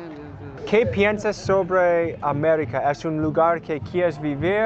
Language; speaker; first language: Spanish; non-native, learner; English